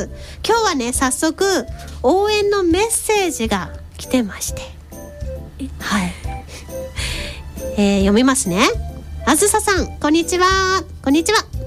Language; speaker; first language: Japanese; native; Japanese